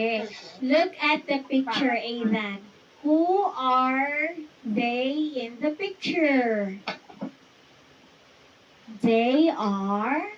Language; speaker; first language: English; non-native, fluent; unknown